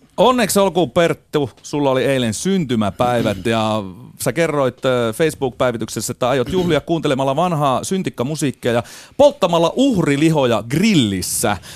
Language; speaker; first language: Finnish; native; Finnish